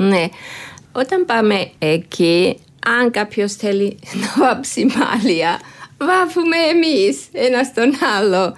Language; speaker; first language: Greek; non-native, learner; Georgian